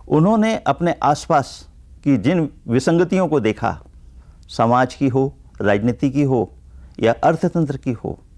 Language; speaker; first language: Hindi; native; Hindi